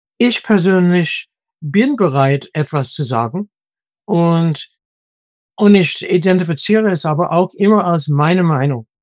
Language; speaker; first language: German; non-native, fluent; English